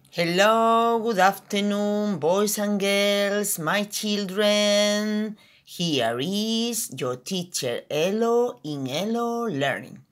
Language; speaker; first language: English; non-native, fluent; Spanish